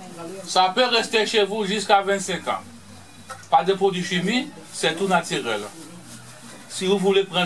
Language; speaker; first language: French; non-native, fluent; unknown